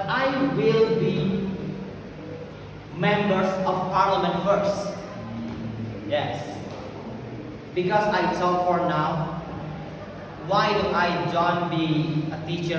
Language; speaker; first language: English; non-native, learner; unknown